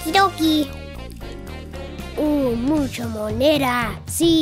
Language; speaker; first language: Spanish; non-native, learner; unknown